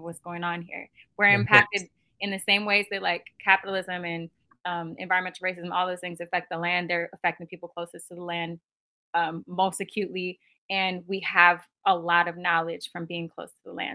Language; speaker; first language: English; native; English